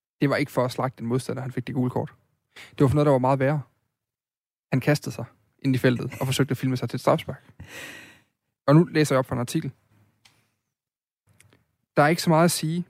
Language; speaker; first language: Danish; native; Danish